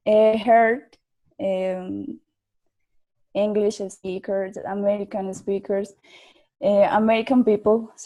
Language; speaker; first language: English; non-native, learner; Spanish